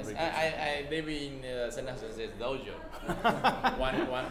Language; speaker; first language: English; non-native, learner; Japanese